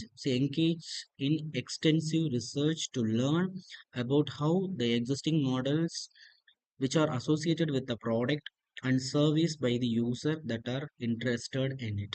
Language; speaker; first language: English; non-native, local second language; Tamil